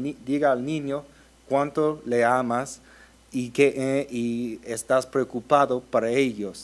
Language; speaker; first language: Spanish; early bilingual, heritage; Spanish